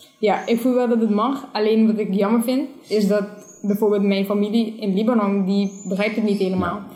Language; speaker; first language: Dutch; non-native, local second language; Spanish